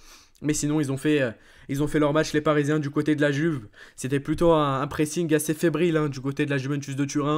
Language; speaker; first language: French; native; French